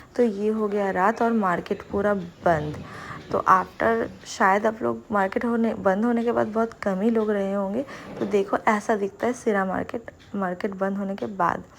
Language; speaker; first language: Hindi; non-native, local second language; Bangla